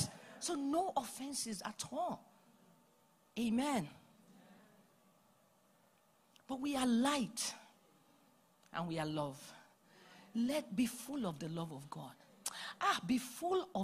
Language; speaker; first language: English; non-native, local second language; Yoruba